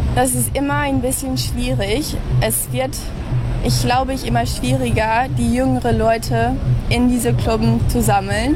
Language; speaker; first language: German; early bilingual, heritage; German